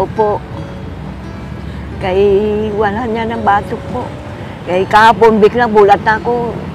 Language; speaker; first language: Filipino; non-native, learner; Vietnamese